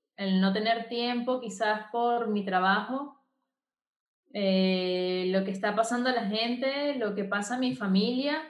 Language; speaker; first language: Spanish; native; Spanish